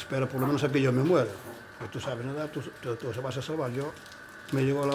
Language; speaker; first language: Spanish; native; Spanish